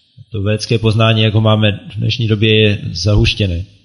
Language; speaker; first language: Czech; native; Czech